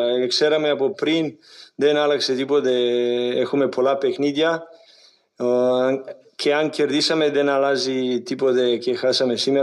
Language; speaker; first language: Greek; non-native, learner; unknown